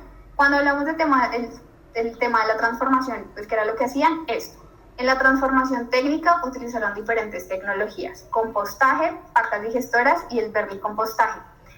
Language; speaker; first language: Spanish; native; Spanish